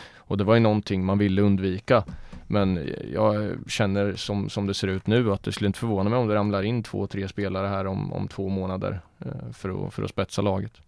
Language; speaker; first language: Swedish; native; Swedish